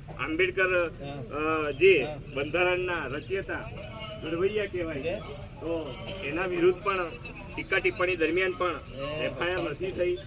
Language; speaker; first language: Gujarati; native; Gujarati